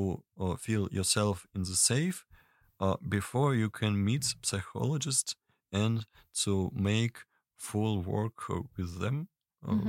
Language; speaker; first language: English; non-native, learner; Russian